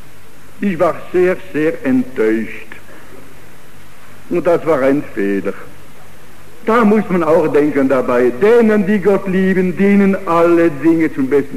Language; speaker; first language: German; non-native, fluent; Italian